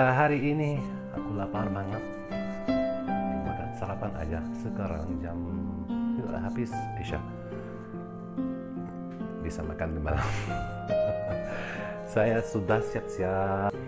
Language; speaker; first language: Indonesian; non-native, learner; Arabic